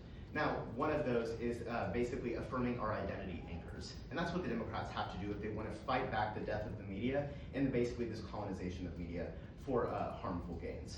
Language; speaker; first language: English; native; English